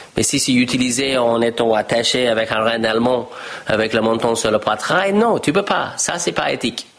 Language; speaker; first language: French; non-native, fluent; English